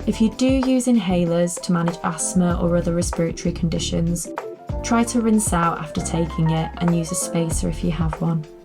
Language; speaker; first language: English; native; English